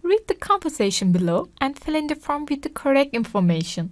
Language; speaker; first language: English; non-native, fluent; Turkish